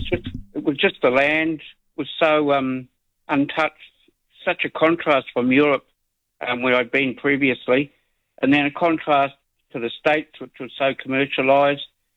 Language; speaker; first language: English; native; English